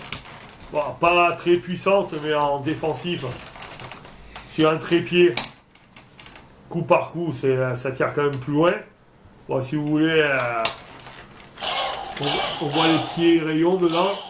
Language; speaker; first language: French; native; French